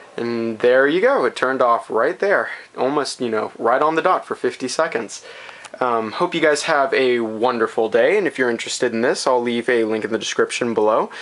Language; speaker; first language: English; native; English